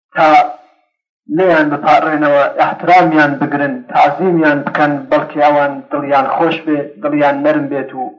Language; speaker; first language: Central Kurdish; non-native, local second language; Gurani